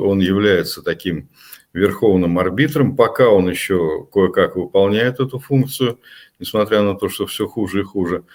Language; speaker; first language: Russian; native; Russian